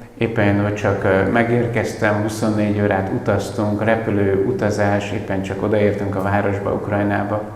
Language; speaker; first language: Hungarian; native; Hungarian